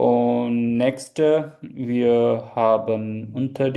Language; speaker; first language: German; non-native, fluent; Hindi